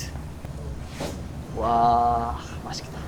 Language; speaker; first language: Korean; non-native, fluent; English